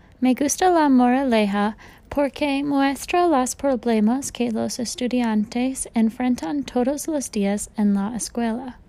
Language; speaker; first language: Spanish; non-native, learner; English